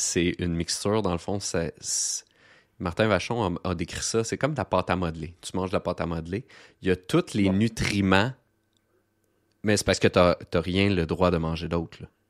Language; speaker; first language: French; native; French